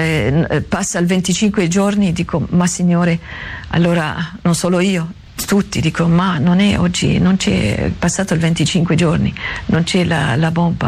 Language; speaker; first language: Italian; non-native, learner; Arabic